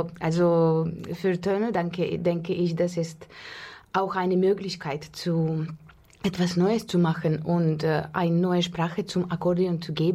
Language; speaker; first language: German; non-native, learner; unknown